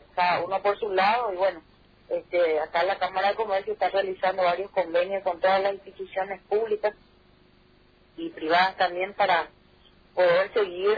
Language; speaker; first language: Spanish; native; Spanish